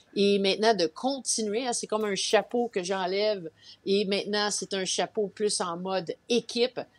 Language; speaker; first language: French; native; French